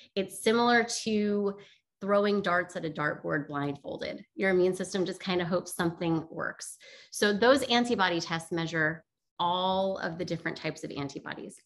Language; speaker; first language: English; native; English